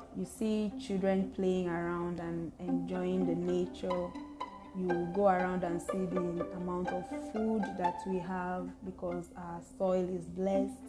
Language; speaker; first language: English; non-native, local second language; Igbo